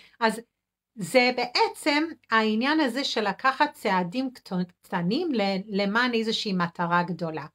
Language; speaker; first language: Hebrew; non-native, fluent; English